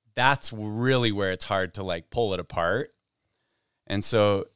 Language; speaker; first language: English; native; English